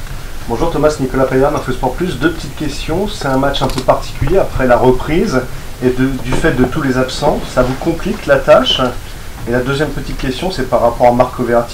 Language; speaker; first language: French; native; French